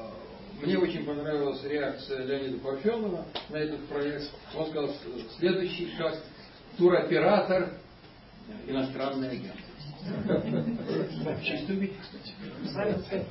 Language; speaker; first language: Russian; native; Russian